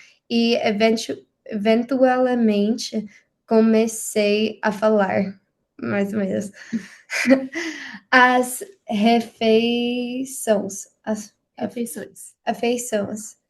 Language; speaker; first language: Portuguese; non-native, learner; English